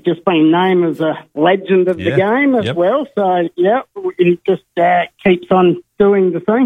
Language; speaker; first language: English; native; English